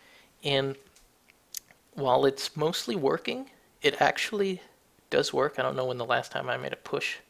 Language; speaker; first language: English; native; English